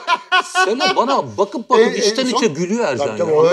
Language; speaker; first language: Turkish; native; Turkish